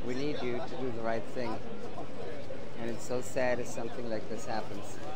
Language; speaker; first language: English; non-native, fluent; German